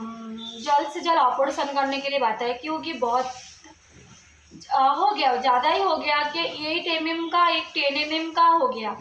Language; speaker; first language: Hindi; non-native, local second language; Bangla